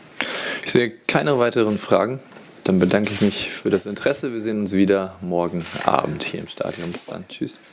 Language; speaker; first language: German; native; German